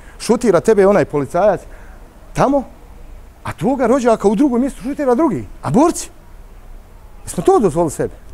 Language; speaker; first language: Serbian; native; Serbian